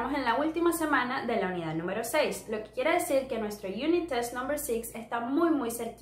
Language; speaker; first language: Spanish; native; Spanish